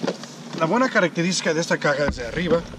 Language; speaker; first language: Spanish; early bilingual, heritage; Spanish